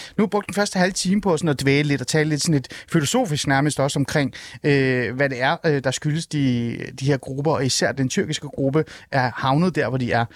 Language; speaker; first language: Danish; early bilingual, other home language; Persian